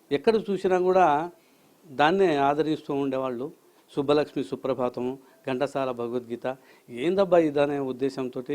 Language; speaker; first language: Telugu; non-native, local second language; Lambadi